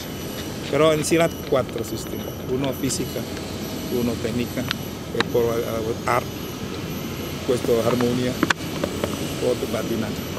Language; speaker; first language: Italian; non-native, learner; Indonesian